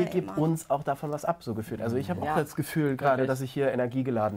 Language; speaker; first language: German; native; German